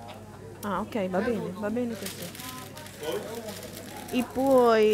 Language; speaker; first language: Italian; non-native, learner; Filipino